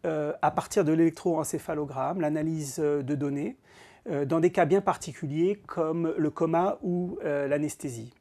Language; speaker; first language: French; native; French